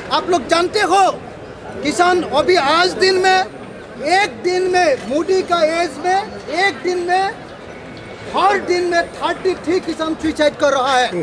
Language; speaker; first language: Hindi; non-native, local second language; Assamese